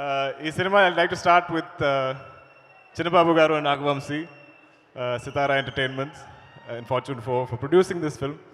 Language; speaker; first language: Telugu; non-native, learner; Malayalam